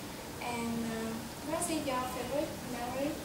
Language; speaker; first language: English; non-native, learner; Vietnamese